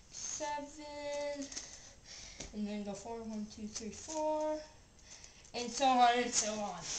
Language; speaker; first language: English; native; English